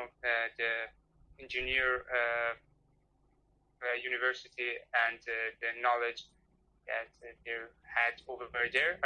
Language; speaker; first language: English; non-native, learner; Persian